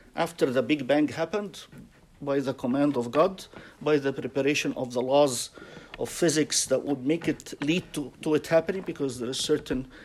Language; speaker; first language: English; non-native, fluent; Arabic